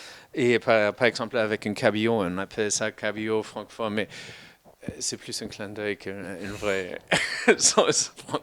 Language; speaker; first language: French; non-native, fluent; German